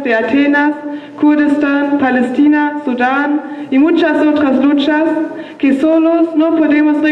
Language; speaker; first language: Spanish; non-native, learner; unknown